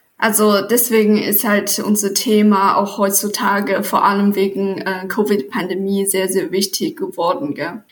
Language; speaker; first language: German; non-native, fluent; Chinese